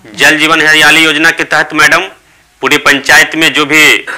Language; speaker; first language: Hindi; native; Hindi